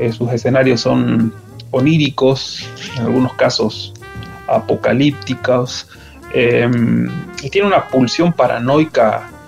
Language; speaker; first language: Spanish; native; Spanish